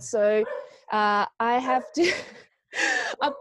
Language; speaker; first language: English; non-native, local second language; Cantonese